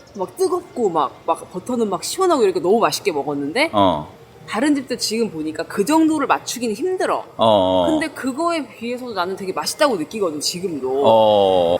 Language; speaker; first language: Korean; native; Korean